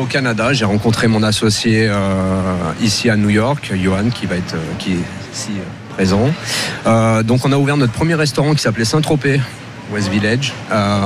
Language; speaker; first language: French; native; French